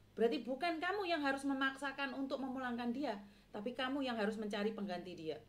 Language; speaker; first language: Indonesian; non-native, local second language; Javanese